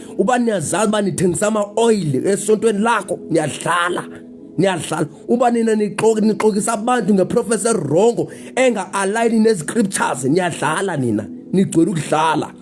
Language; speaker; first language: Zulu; non-native, local second language; Xhosa